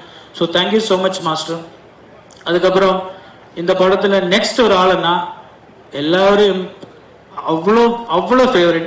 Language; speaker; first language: Tamil; non-native, learner; Malayalam